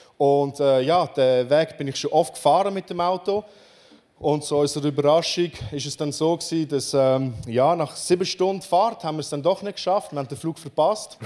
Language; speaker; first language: German; non-native, fluent; Romanian